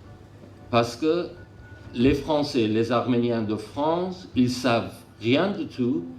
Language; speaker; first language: French; non-native, learner; Armenian